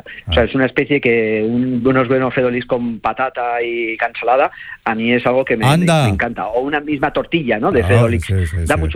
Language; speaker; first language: Spanish; native; Spanish